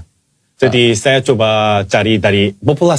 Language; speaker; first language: Indonesian; non-native, learner; Korean